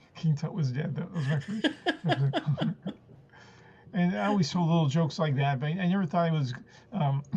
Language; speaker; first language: English; early bilingual, other home language; Spanish